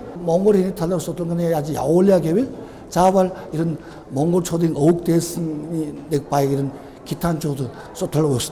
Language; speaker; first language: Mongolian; non-native, fluent; Korean